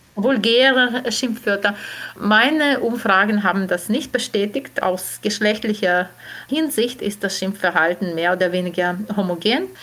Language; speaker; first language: German; non-native, fluent; Ukrainian